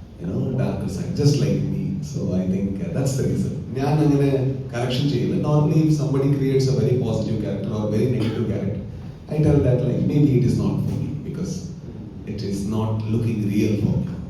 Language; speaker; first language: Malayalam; non-native, learner; Kannada